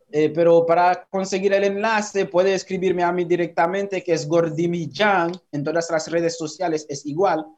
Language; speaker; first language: Spanish; non-native, fluent; Haitian Creole